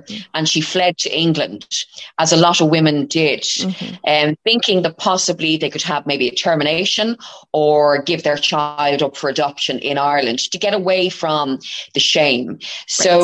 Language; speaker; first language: English; native; English